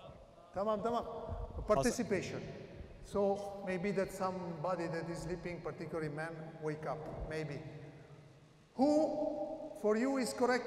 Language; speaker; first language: English; non-native, learner; Italian